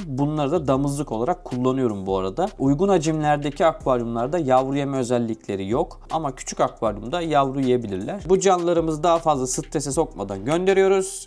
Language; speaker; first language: Turkish; native; Turkish